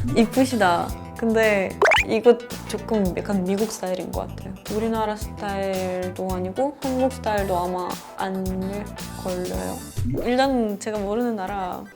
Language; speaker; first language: Korean; non-native, fluent; Russian